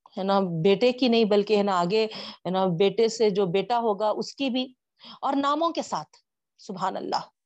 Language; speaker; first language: Urdu; native; Urdu